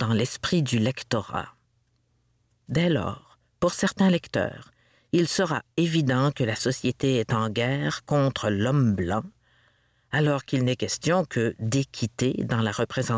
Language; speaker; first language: French; native; French